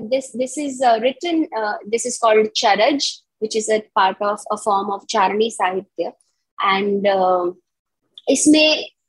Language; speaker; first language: English; non-native, local second language; Gujarati